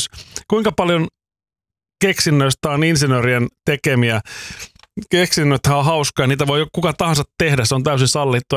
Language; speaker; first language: Finnish; native; Finnish